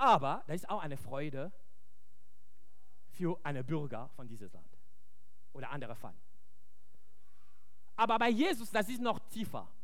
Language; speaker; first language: German; non-native, fluent; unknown